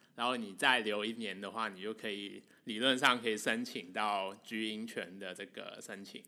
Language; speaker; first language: Chinese; non-native, local second language; Cantonese